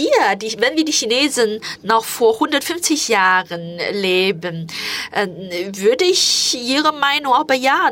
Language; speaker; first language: German; non-native, fluent; Chinese